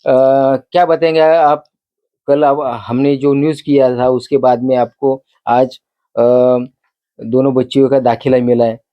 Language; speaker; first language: Hindi; non-native, local second language; Marathi